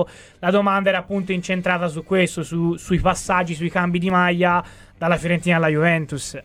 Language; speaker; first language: Italian; native; Italian